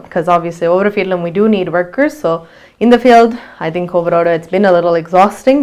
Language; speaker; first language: Tamil; early bilingual, heritage; Tamil